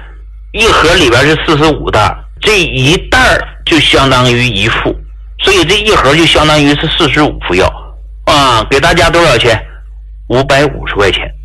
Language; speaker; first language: Chinese; native; Chinese